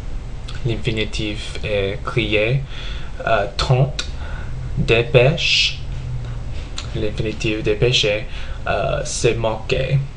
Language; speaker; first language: French; non-native, learner; English